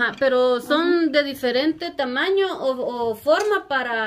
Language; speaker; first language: Spanish; native; Spanish